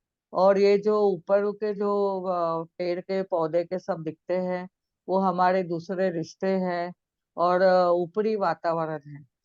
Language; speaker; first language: Hindi; native; Hindi